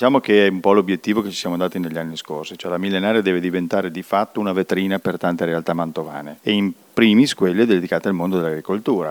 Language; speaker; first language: Italian; native; Italian